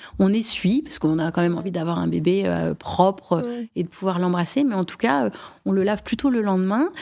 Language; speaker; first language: French; native; French